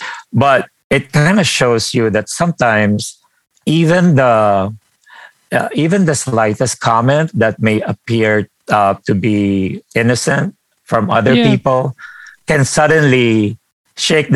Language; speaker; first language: English; non-native, local second language; Filipino